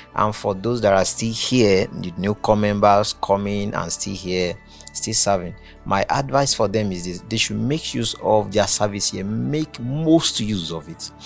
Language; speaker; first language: English; non-native, local second language; Yoruba